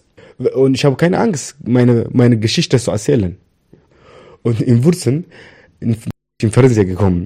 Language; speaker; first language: German; non-native, fluent; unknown